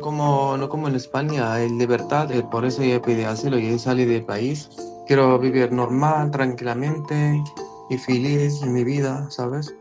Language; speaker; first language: Spanish; non-native, learner; Arabic